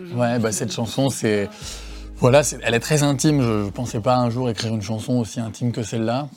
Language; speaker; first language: French; native; French